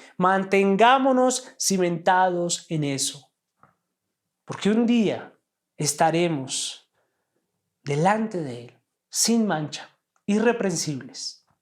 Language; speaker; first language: Spanish; native; Spanish